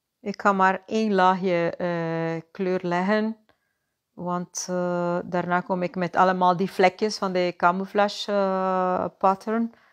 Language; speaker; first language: Dutch; non-native, fluent; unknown